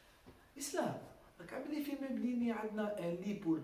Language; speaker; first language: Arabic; native; Arabic